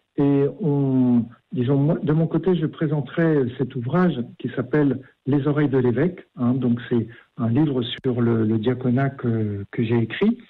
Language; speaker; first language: French; native; French